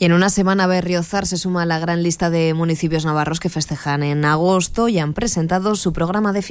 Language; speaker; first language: Spanish; native; Spanish